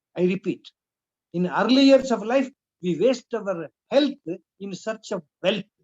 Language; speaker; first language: English; non-native, local second language; Kannada